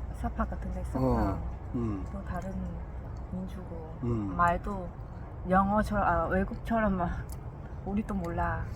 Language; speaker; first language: Korean; non-native, learner; Vietnamese